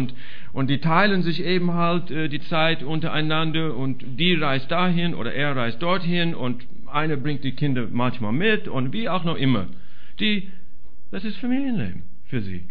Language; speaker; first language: German; non-native, fluent; English